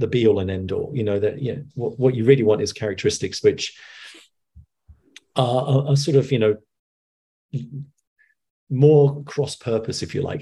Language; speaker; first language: English; native; English